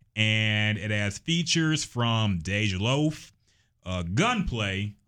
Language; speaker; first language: English; native; English